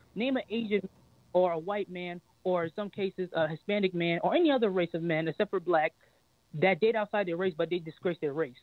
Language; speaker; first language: English; native; English